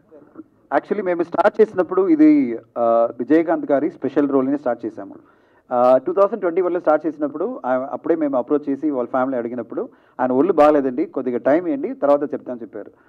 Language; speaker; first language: Telugu; non-native, fluent; Tamil